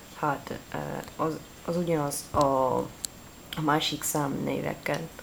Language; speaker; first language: Hungarian; non-native, learner; Italian